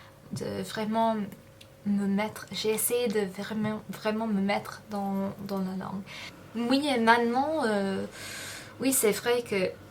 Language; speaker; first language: French; non-native, fluent; English